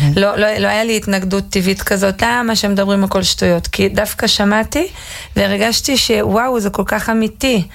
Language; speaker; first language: Hebrew; early bilingual, other home language; Russian